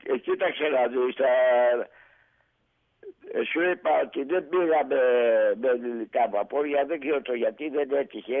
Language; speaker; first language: Greek; native; Greek